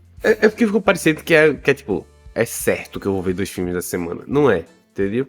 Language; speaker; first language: Portuguese; native; Portuguese